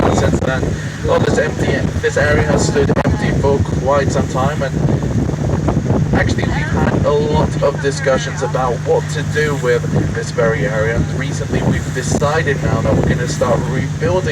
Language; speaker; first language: English; non-native, fluent; Swedish